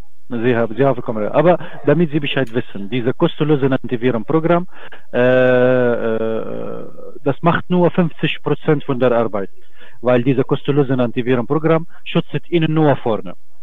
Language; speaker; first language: German; non-native, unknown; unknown